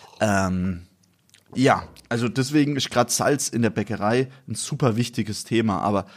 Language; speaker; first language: German; native; German